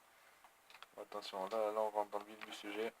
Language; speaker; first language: French; native; French